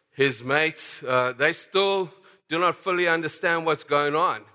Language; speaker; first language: English; native; English